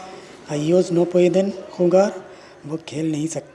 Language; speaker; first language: Spanish; non-native, learner; Urdu